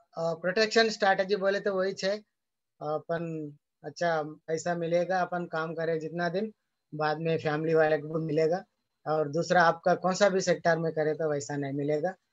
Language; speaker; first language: Hindi; non-native, local second language; Telugu